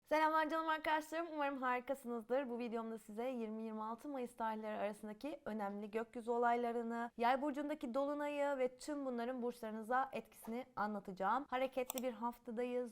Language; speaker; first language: Turkish; native; Turkish